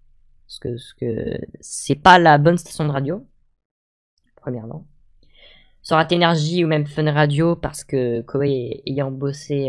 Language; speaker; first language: French; native; French